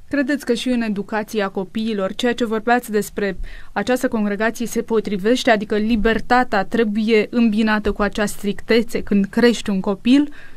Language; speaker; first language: Romanian; native; Romanian